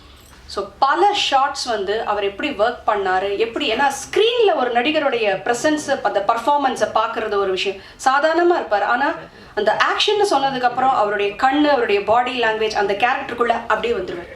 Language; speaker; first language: Tamil; native; Tamil